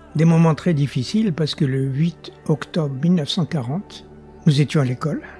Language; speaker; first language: French; native; French